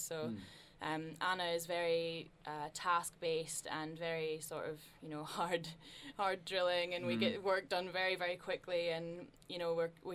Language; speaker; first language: English; native; English